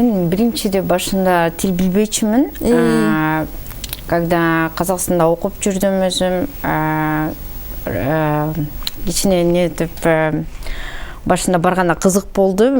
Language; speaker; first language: Kyrgyz; early bilingual, heritage; Kyrgyz